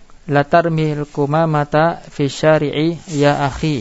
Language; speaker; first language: Arabic; non-native, fluent; Indonesian